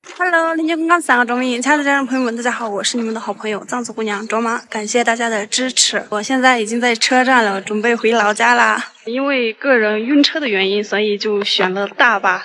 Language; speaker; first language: Chinese; non-native, local second language; Tibetan